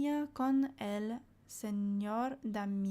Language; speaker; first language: Spanish; non-native, learner; English